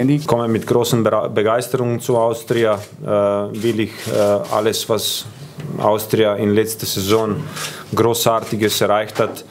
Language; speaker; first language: German; non-native, fluent; Croatian